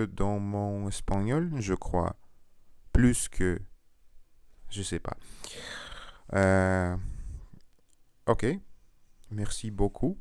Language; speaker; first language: French; non-native, learner; Russian